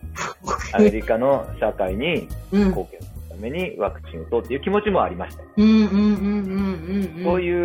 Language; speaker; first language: Japanese; native; Japanese